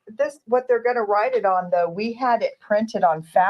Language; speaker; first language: English; native; English